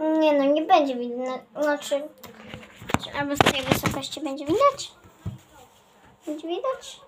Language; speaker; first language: Polish; native; Polish